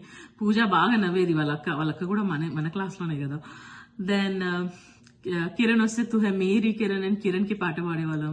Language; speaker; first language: Telugu; native; Telugu